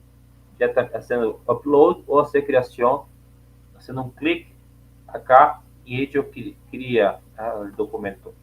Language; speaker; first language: Spanish; non-native, learner; Portuguese